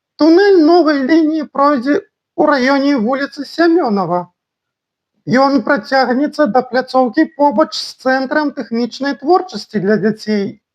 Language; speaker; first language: Belarusian; non-native, local second language; Russian